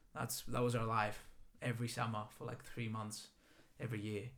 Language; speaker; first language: English; non-native, fluent; Greek